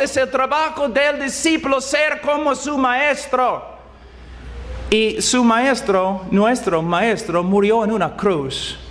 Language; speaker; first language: Spanish; non-native, fluent; English